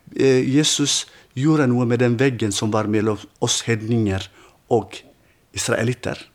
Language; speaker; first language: Norwegian; non-native, fluent; Tigrinya